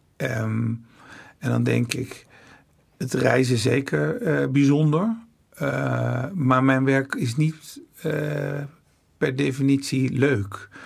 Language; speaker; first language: Dutch; early bilingual, other home language; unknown